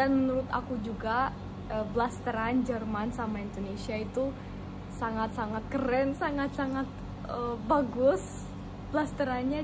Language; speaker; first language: Indonesian; non-native, fluent; German